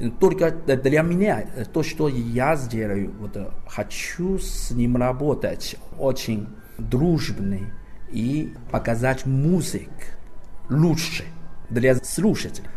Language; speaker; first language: Russian; non-native, learner; Chinese